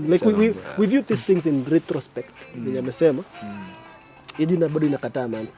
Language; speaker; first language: Swahili; native; Swahili